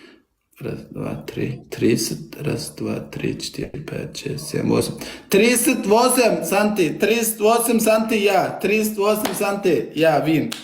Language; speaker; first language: Russian; non-native, learner; Turkmen